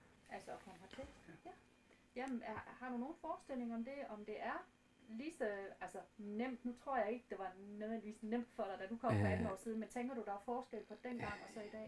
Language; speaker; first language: Danish; native; Danish